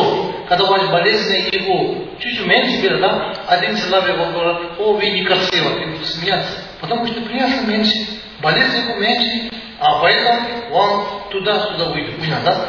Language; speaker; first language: Russian; non-native, learner; Tibetan